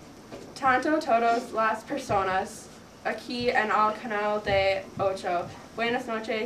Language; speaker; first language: Spanish; non-native, learner; English